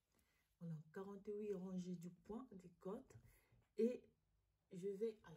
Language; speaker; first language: French; native; French